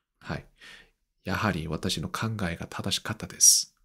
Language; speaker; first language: Japanese; non-native, learner; Korean